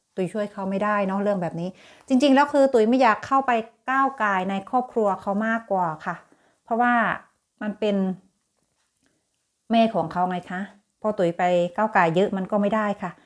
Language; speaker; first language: Thai; native; Thai